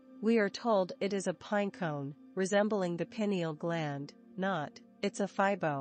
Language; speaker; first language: English; non-native, fluent; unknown